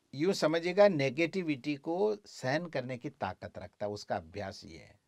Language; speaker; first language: Hindi; native; Hindi